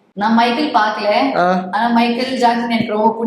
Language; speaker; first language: Tamil; non-native, learner; Malayalam